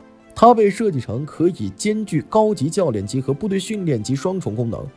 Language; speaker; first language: Chinese; native; Chinese